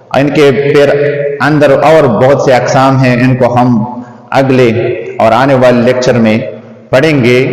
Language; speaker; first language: Urdu; native; Urdu